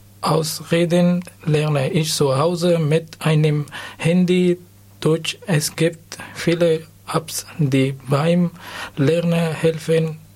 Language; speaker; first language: German; non-native, learner; Persian